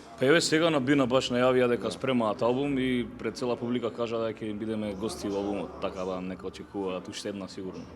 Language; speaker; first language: Macedonian; native; Macedonian